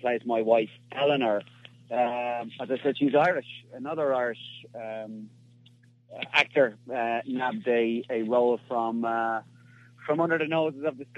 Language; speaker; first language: English; native; English